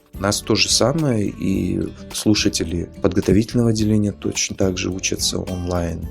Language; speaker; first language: Russian; non-native, local second language; Yakut